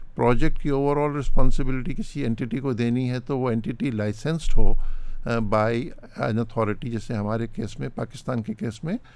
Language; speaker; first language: Urdu; native; Urdu